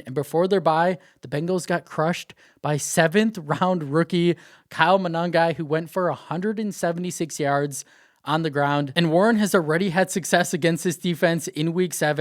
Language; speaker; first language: English; native; English